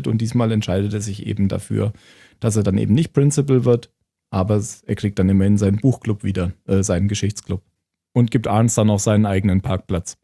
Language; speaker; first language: German; native; German